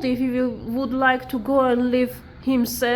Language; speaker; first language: English; non-native, learner; Armenian